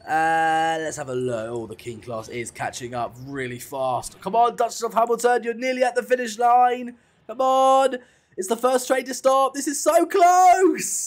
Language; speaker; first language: English; native; English